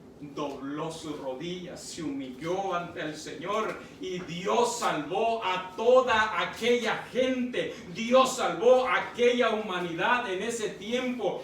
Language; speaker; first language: Spanish; native; Spanish